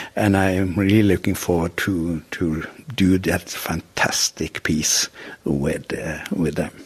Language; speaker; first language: English; non-native, fluent; Norwegian